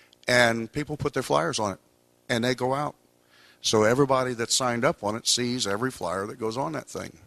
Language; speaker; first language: English; native; English